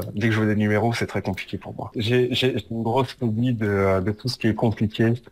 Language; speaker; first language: French; native; French